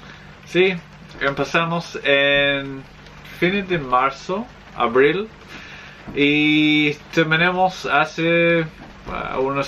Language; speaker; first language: Spanish; non-native, fluent; English